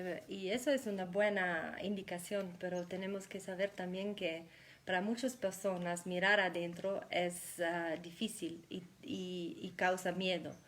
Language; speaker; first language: Spanish; non-native, fluent; German